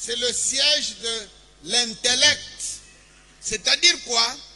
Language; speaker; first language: French; non-native, local second language; Swahili